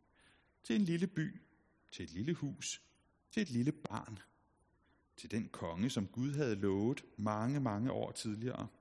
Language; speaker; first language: Danish; native; Danish